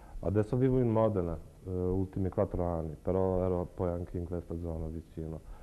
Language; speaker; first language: Italian; non-native, fluent; Serbian